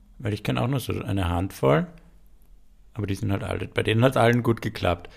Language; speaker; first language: German; native; German